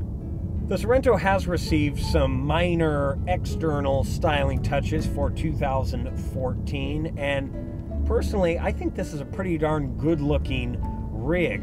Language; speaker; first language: English; native; English